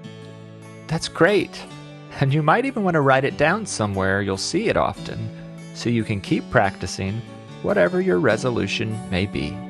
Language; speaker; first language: English; native; English